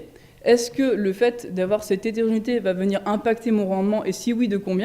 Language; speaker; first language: French; native; French